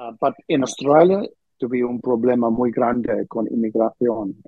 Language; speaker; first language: Spanish; early bilingual, heritage; Spanish